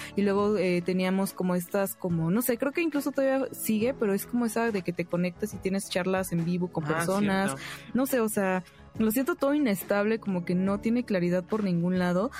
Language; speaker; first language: Spanish; native; Spanish